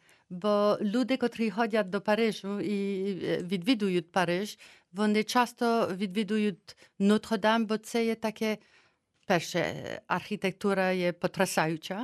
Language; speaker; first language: Ukrainian; early bilingual, heritage; Ukrainian